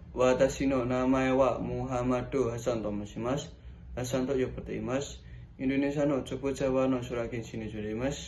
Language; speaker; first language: Japanese; non-native, learner; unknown